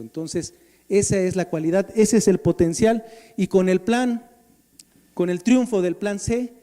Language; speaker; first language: Spanish; native; Spanish